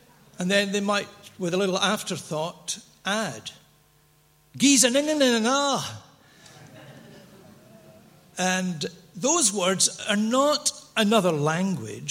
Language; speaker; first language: English; native; English